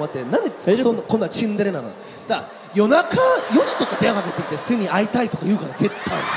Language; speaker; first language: Japanese; native; Japanese